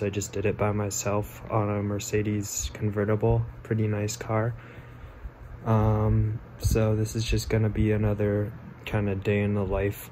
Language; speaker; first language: English; native; English